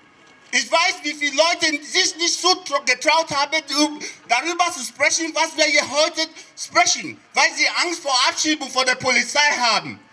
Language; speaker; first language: German; non-native, fluent; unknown